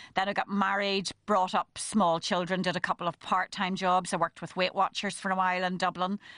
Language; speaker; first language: English; native; English